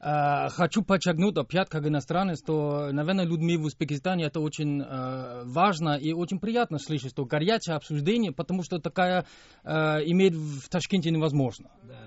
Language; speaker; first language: Russian; non-native, fluent; English